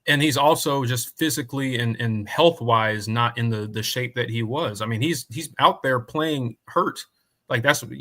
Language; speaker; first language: English; native; English